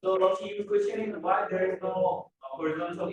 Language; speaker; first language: English; non-native, learner; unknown